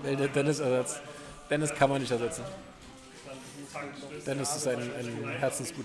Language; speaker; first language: German; native; German